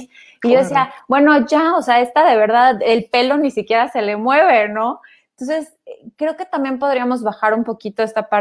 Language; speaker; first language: Spanish; native; Spanish